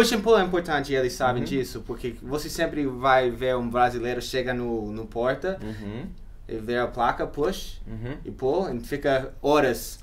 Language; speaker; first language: Portuguese; non-native, fluent; English